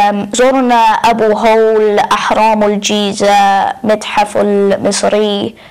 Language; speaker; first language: Arabic; non-native, learner; English